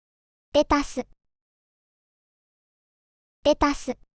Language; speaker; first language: Japanese; native; Japanese